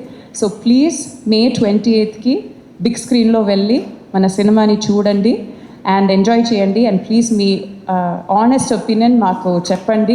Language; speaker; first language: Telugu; non-native, fluent; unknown